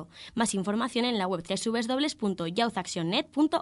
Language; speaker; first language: Spanish; native; Spanish